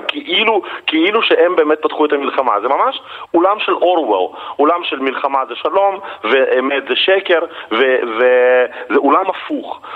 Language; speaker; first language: Hebrew; non-native, fluent; Russian